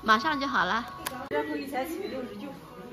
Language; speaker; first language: Chinese; native; Chinese